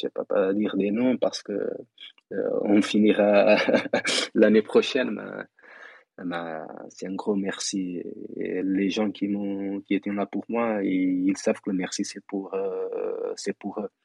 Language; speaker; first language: French; non-native, fluent; Kabuverdianu